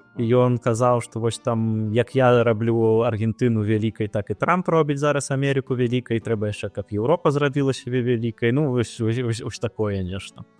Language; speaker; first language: Belarusian; non-native, local second language; Russian